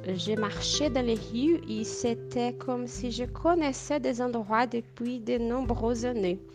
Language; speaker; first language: French; non-native, fluent; Portuguese